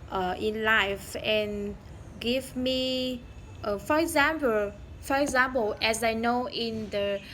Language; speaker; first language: English; non-native, learner; Vietnamese